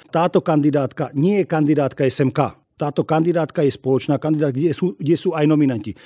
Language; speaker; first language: Slovak; non-native, local second language; Hungarian